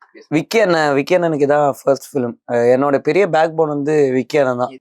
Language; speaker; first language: Tamil; native; Tamil